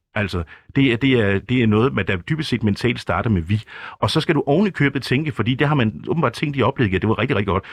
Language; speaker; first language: Danish; native; Danish